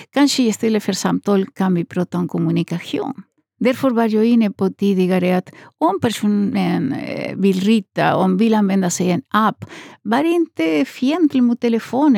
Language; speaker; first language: Swedish; non-native, fluent; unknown